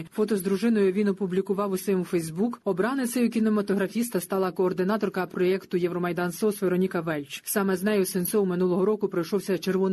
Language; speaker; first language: Ukrainian; native; Ukrainian